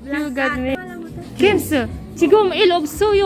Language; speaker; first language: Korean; non-native, learner; Filipino